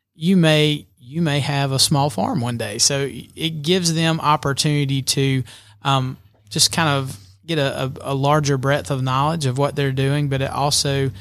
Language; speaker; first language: English; native; English